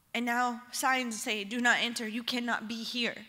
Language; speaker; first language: English; native; English